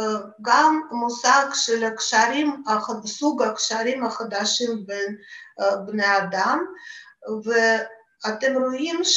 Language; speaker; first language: Hebrew; non-native, fluent; Russian